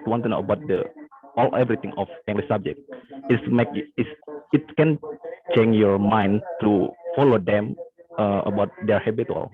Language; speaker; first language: English; non-native, learner; Indonesian